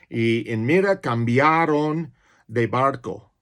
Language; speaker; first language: Spanish; non-native, fluent; English